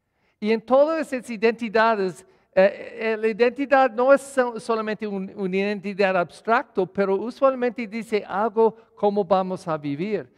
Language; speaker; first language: Spanish; non-native, fluent; English